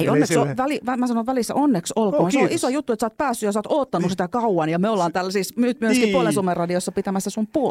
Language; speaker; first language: Finnish; native; Finnish